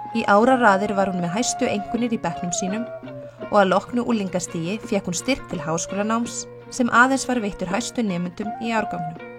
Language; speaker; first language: Icelandic; native; Icelandic